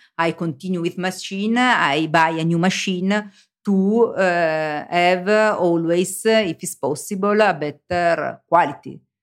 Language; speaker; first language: English; non-native, learner; Italian